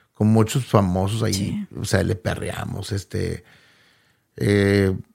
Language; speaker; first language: Spanish; early bilingual, heritage; Spanish